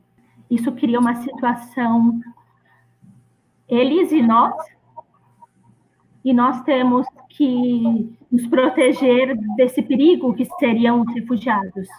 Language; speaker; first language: Portuguese; non-native, fluent; Greek